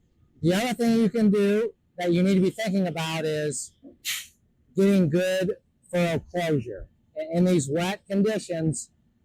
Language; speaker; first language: English; native; English